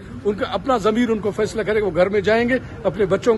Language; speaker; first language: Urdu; non-native, local second language; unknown